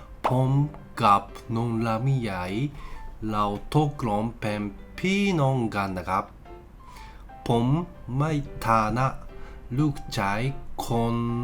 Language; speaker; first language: Thai; non-native, learner; Japanese